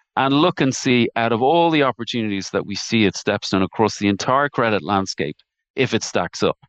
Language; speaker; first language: English; native; English